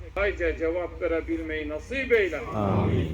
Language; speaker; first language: Turkish; native; Turkish